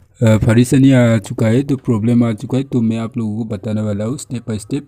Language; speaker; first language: Hindi; non-native, local second language; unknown